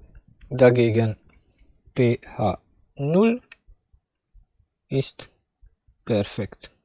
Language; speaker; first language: German; non-native, fluent; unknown